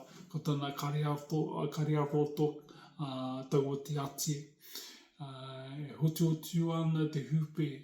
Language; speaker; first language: Māori; non-native, local second language; English